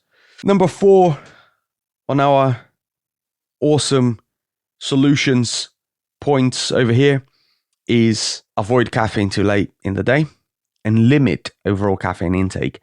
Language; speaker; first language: English; native; English